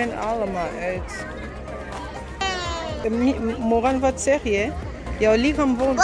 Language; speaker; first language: Dutch; non-native, fluent; Lingala